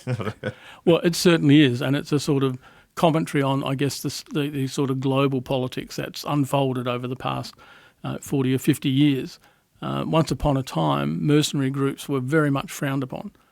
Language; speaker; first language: English; native; English